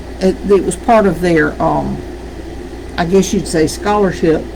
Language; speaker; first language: English; native; English